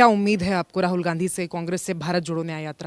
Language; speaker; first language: Hindi; native; Hindi